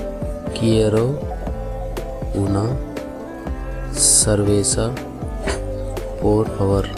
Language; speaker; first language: Spanish; non-native, fluent; Telugu